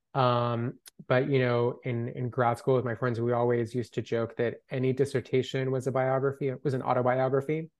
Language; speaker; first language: English; non-native, fluent; Spanish